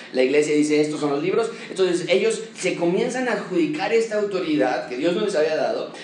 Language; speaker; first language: Spanish; native; Spanish